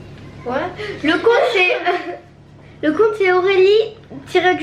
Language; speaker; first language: French; native; French